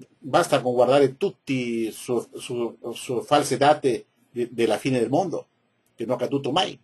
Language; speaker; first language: Italian; non-native, learner; Spanish